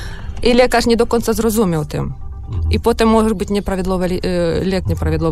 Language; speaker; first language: Polish; non-native, learner; Ukrainian